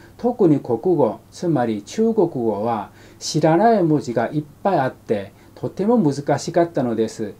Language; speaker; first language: Japanese; non-native, fluent; Korean